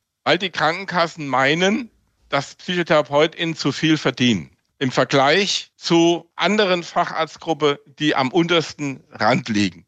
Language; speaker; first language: German; native; German